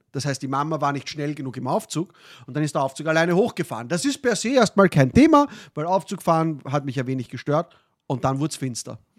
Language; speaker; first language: German; early bilingual, other home language; Arabic